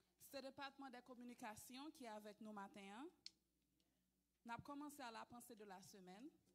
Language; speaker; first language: French; early bilingual, heritage; French